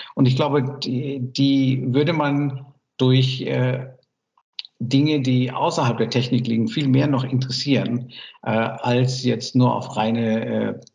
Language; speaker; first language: German; early bilingual, other home language; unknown